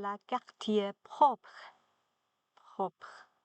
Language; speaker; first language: French; non-native, learner; Chinese